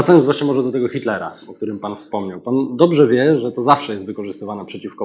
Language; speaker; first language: Polish; native; Polish